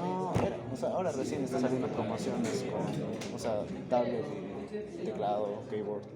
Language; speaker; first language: Spanish; native; Spanish